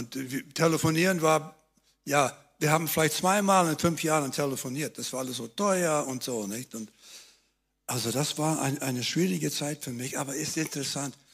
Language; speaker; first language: German; native; German